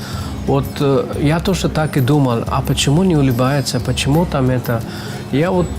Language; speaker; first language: Russian; non-native, fluent; Tamil